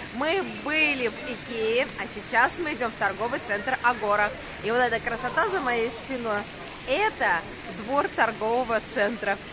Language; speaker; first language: Russian; native; Russian